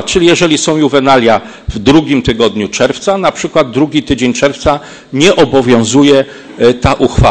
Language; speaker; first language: Polish; native; Polish